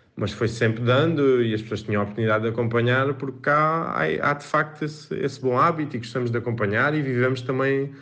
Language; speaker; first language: Portuguese; native; Portuguese